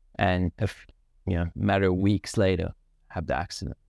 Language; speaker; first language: English; non-native, local second language; Sinhala